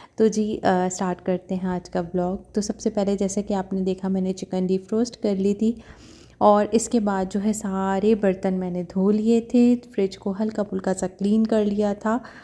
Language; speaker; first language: Urdu; native; Urdu